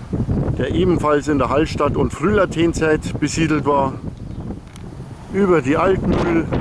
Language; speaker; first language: German; native; German